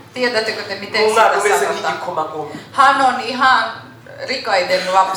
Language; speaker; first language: Finnish; non-native, learner; Kinyarwanda